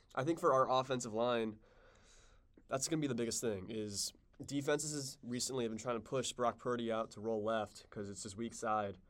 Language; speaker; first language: English; native; English